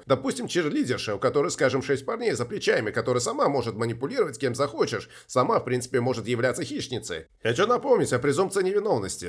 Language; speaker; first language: Russian; native; Russian